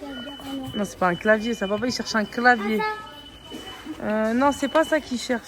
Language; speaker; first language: French; native; French